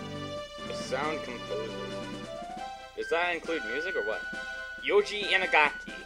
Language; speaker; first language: English; native; English